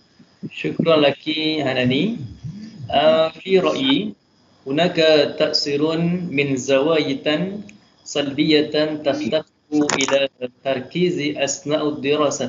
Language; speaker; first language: Arabic; non-native, learner; Malay